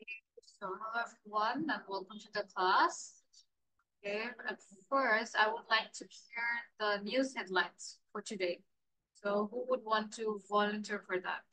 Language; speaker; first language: English; non-native, fluent; Bangla